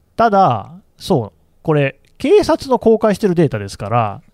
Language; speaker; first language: Japanese; native; Japanese